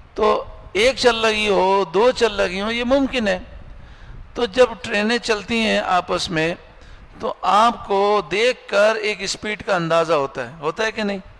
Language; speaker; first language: Urdu; native; Urdu